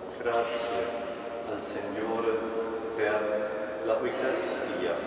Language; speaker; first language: Italian; non-native, fluent; German